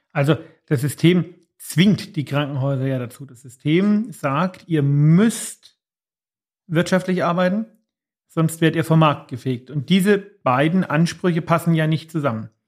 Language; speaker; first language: German; native; German